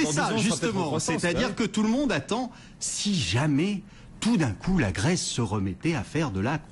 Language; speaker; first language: French; native; French